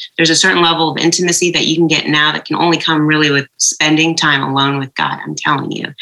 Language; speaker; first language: English; native; English